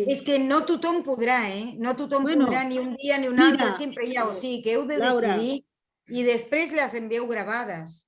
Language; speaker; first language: Catalan; non-native, fluent; Spanish